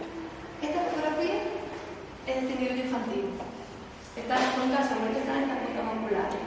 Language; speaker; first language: Spanish; native; Spanish